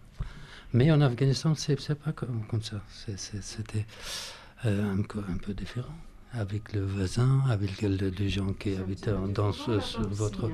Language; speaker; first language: French; non-native, learner; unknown